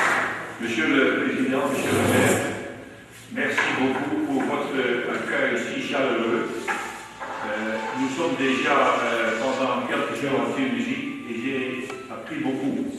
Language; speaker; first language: French; non-native, fluent; Dutch